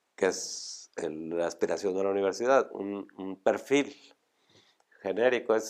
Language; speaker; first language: Spanish; native; Spanish